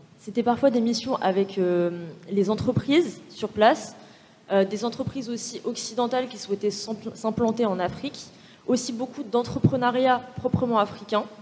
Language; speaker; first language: French; native; French